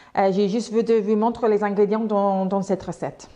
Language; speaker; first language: French; non-native, learner; English